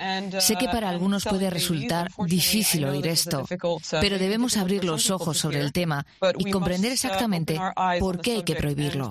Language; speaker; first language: Spanish; non-native, fluent; French